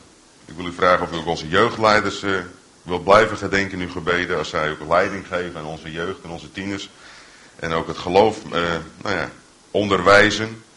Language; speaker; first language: Dutch; native; Dutch